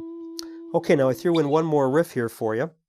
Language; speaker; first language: English; native; English